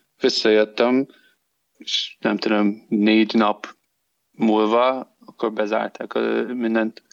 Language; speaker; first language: Hungarian; non-native, learner; English